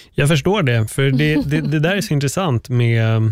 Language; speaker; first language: Swedish; native; Swedish